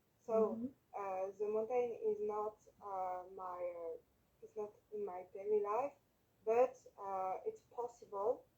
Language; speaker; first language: English; non-native, learner; French